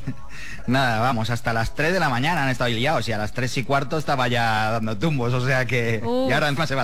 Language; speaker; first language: Spanish; native; Spanish